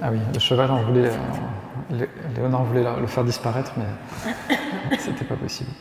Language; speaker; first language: French; native; French